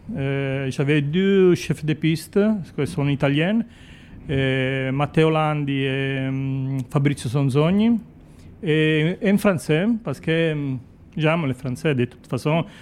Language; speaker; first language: French; non-native, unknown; Italian